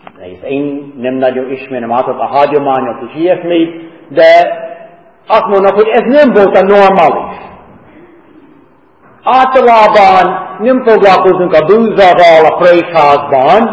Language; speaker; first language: Hungarian; non-native, fluent; English